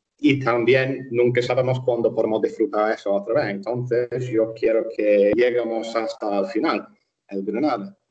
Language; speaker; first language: Spanish; non-native, fluent; English